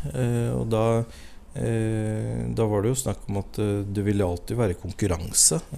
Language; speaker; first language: Norwegian; native; Norwegian